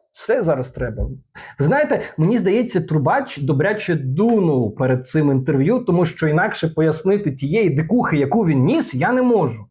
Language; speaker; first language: Ukrainian; non-native, local second language; Russian